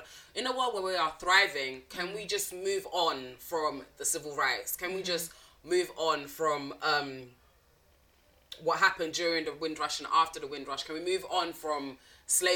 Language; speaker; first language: English; non-native, local second language; French